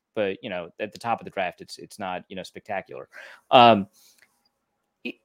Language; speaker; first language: English; native; English